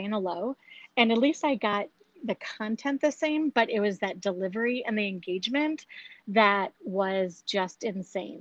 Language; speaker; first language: English; native; English